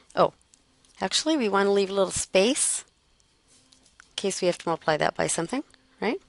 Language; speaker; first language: English; native; English